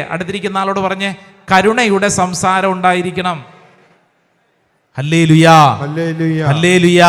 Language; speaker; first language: Malayalam; native; Malayalam